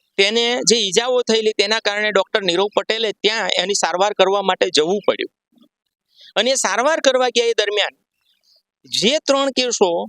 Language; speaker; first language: Gujarati; native; Gujarati